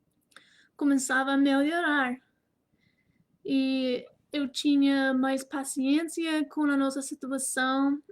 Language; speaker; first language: Portuguese; non-native, fluent; English